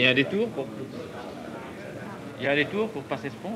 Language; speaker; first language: French; native; French